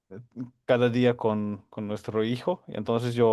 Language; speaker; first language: Spanish; non-native, fluent; Finnish